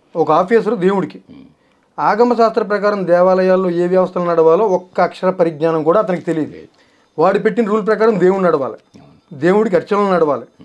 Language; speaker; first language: Telugu; native; Telugu